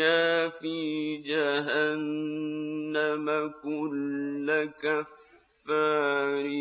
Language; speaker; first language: Arabic; native; Arabic